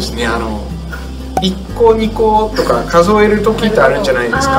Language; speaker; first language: Japanese; non-native, fluent; Dutch